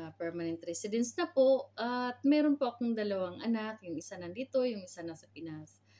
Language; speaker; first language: Filipino; non-native, local second language; Cebuano